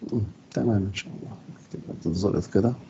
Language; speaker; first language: Arabic; native; Arabic